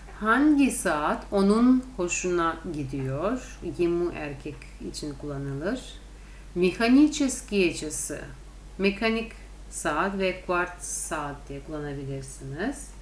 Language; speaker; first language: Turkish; non-native, fluent; Russian